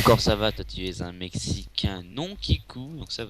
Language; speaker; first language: French; native; French